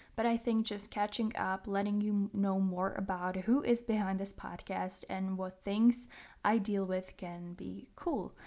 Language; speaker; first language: English; non-native, fluent; Czech